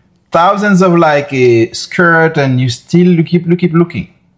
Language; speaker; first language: English; non-native, fluent; Haitian Creole